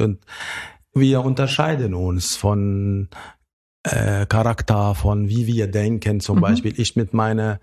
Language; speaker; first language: German; non-native, fluent; Arabic